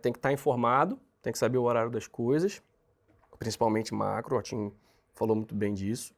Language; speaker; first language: Portuguese; native; Portuguese